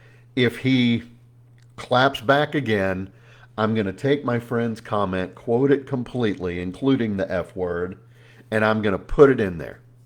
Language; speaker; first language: English; native; English